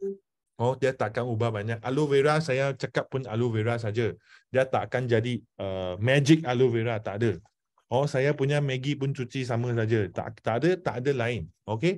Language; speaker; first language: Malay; non-native, local second language; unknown